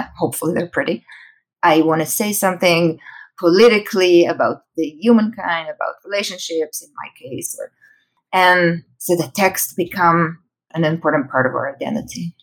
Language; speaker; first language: English; non-native, fluent; Hebrew